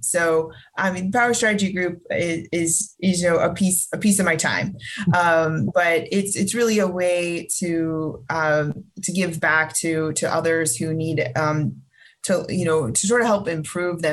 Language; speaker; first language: English; native; English